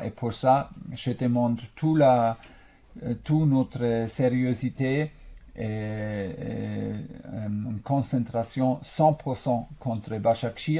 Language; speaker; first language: French; non-native, fluent; German